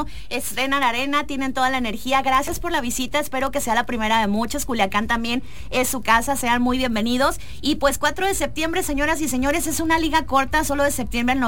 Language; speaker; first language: Spanish; native; Spanish